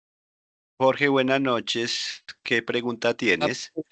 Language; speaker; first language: Spanish; native; Spanish